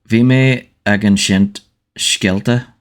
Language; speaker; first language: Irish; non-native, learner; English